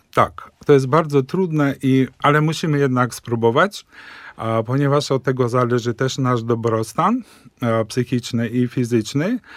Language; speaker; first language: Polish; early bilingual, heritage; Polish